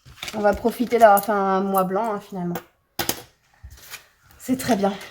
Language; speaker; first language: French; native; French